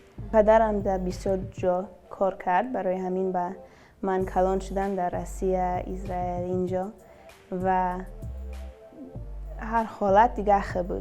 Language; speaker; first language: Persian; early bilingual, other home language; English